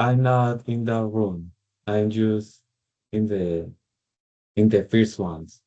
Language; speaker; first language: English; non-native, learner; Spanish